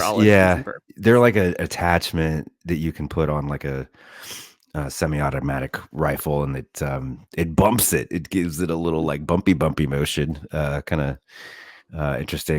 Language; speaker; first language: English; native; English